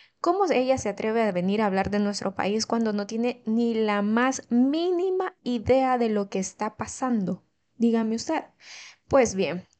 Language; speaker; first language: Spanish; native; Spanish